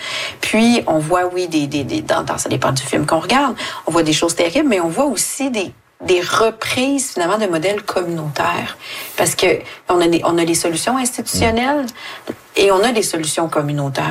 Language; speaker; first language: French; native; French